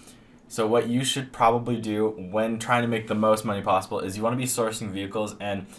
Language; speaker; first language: English; native; English